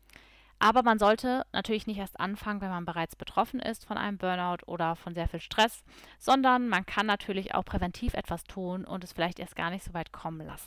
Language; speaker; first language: German; native; German